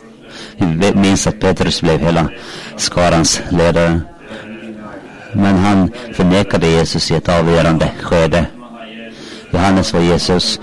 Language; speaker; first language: Swedish; non-native, local second language; Finnish